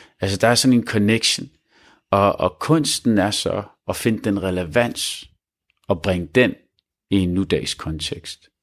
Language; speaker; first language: Danish; early bilingual, other home language; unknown